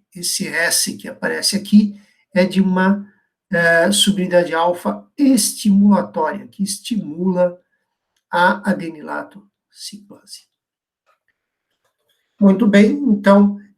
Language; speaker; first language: Portuguese; native; Portuguese